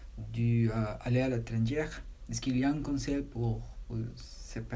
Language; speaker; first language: French; non-native, learner; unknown